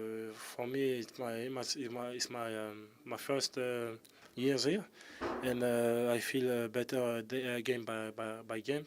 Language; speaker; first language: English; non-native, learner; French